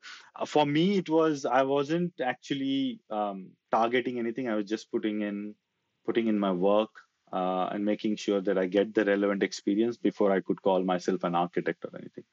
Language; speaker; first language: English; non-native, local second language; Marathi